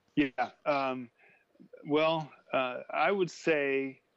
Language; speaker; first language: English; native; English